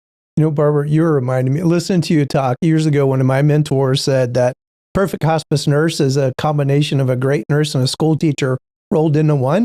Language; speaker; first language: English; native; English